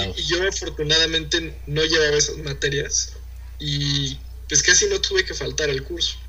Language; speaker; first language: Spanish; early bilingual, heritage; Spanish